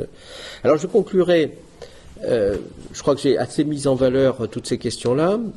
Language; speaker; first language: French; native; French